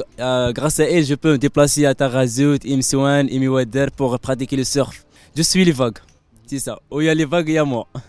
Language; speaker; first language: French; non-native, local second language; Arabic